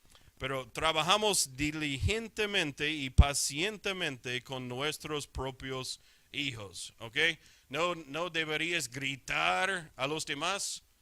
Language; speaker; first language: Spanish; non-native, fluent; English